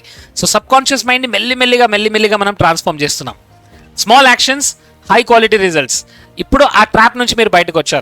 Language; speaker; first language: Telugu; native; Telugu